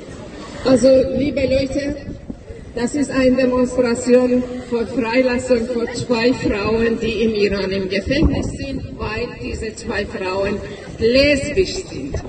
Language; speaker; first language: German; non-native, learner; Persian